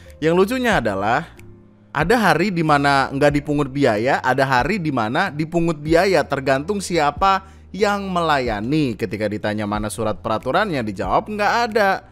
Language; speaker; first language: Indonesian; native; Indonesian